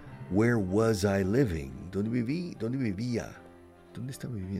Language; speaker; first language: Spanish; non-native, fluent; English